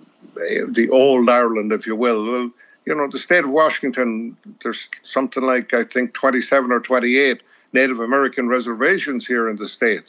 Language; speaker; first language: English; native; English